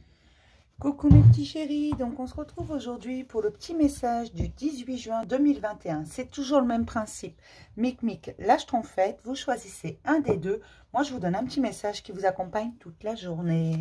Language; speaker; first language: French; native; French